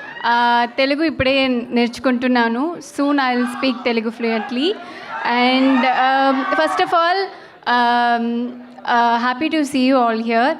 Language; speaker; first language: Telugu; non-native, learner; Tamil